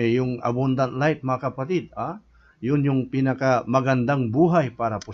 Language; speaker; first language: Filipino; native; Filipino